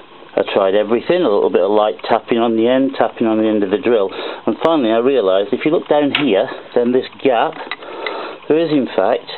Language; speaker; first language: English; native; English